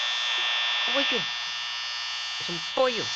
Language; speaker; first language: Spanish; native; Spanish